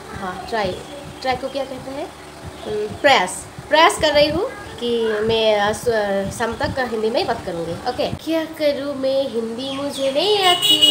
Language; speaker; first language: Hindi; non-native, local second language; Bangla